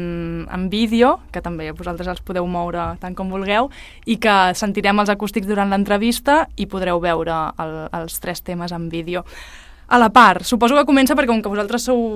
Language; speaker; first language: Catalan; native; Catalan